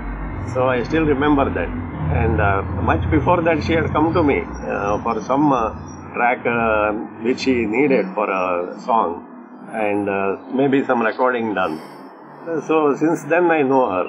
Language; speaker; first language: English; non-native, local second language; Konkani